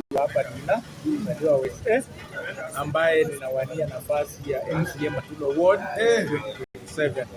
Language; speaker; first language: Swahili; non-native, local second language; Luyia